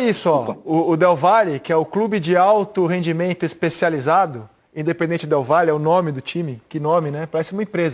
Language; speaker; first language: Portuguese; native; Portuguese